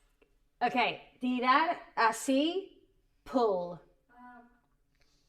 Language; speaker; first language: Spanish; non-native, fluent; English